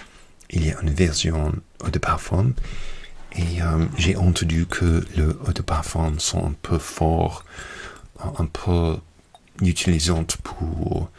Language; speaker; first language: French; non-native, learner; English